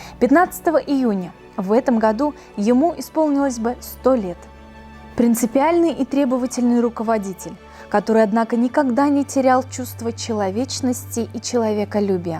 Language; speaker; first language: Russian; native; Russian